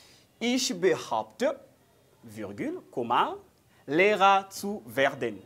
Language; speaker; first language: German; non-native, learner; French